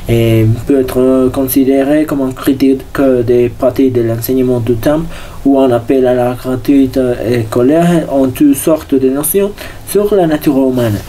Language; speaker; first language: French; non-native, learner; Spanish